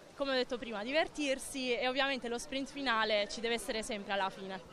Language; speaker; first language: Italian; native; Italian